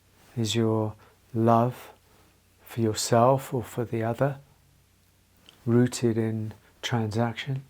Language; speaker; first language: English; native; English